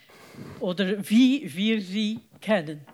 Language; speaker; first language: German; non-native, learner; Dutch